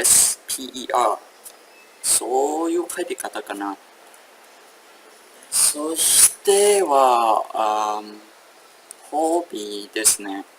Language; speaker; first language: Japanese; non-native, learner; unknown